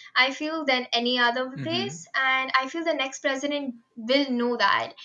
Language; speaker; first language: English; non-native, local second language; Hindi